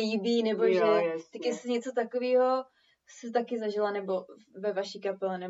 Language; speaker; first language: Czech; native; Czech